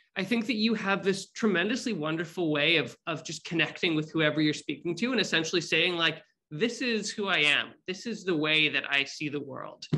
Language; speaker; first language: English; native; English